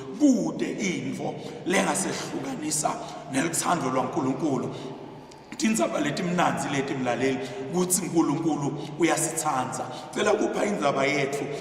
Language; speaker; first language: Zulu; non-native, local second language; Swati